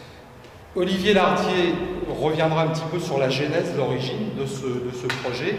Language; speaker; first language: French; native; French